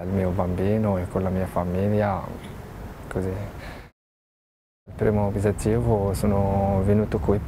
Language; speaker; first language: Italian; non-native, learner; Arabic